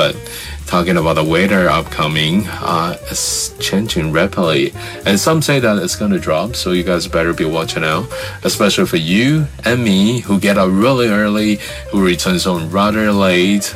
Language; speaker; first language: English; non-native, fluent; Chinese